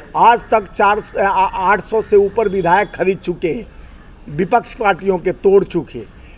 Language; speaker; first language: Hindi; native; Hindi